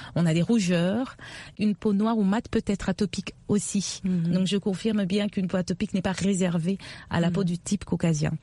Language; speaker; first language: French; non-native, local second language; Lingala